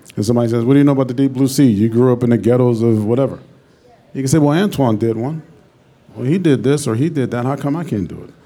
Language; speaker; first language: English; native; English